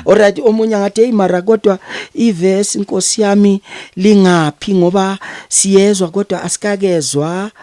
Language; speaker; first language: Zulu; native; Zulu